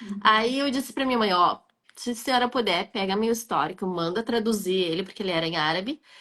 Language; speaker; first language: Portuguese; non-native, fluent; Arabic